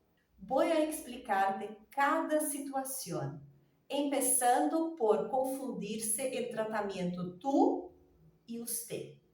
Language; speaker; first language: Spanish; non-native, fluent; Portuguese